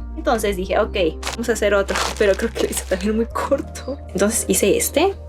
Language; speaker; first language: Spanish; native; Spanish